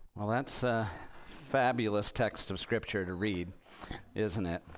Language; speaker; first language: English; native; English